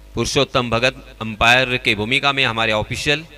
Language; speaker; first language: Hindi; non-native, local second language; Marathi